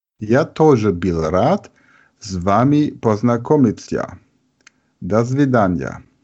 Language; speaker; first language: Russian; non-native, learner; German